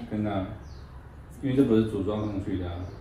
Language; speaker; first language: Chinese; native; Chinese